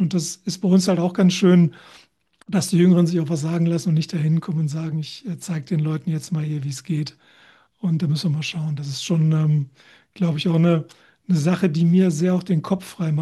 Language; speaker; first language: German; native; German